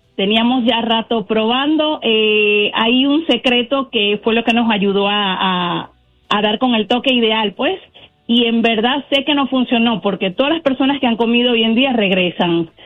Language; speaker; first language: Spanish; native; Spanish